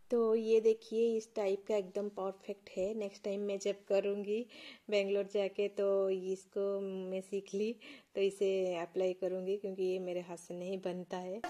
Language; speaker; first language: Hindi; non-native, local second language; Odia